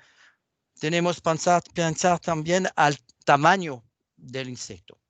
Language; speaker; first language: Spanish; non-native, fluent; French